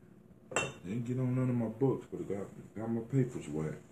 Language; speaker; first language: English; native; English